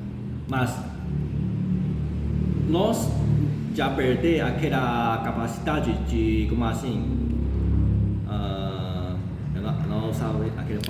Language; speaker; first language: Portuguese; non-native, fluent; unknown